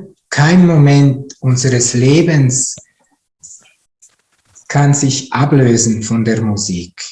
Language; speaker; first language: German; non-native, fluent; Italian